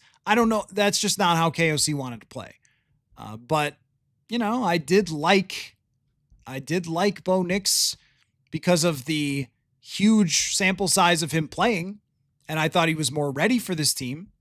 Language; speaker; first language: English; native; English